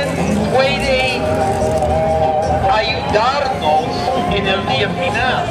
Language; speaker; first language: Spanish; non-native, learner; English